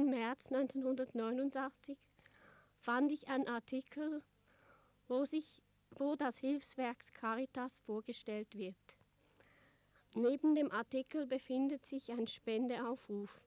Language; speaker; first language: German; native; German